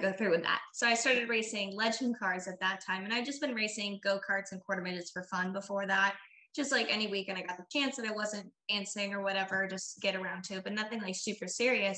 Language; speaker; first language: English; native; English